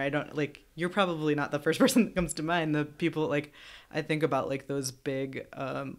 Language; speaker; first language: English; native; English